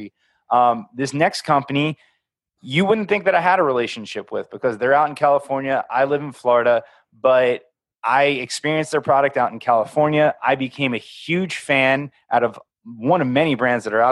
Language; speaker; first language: English; native; English